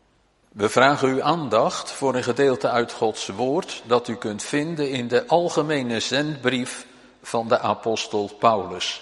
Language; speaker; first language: Dutch; native; Dutch